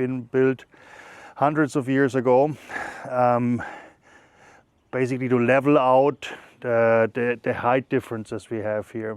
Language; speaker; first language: English; non-native, fluent; German